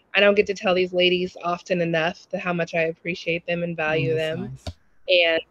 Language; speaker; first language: English; native; English